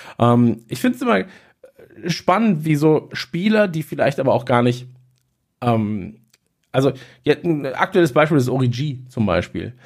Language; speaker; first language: German; native; German